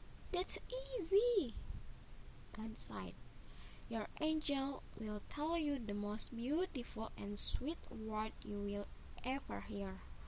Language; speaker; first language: English; non-native, learner; Indonesian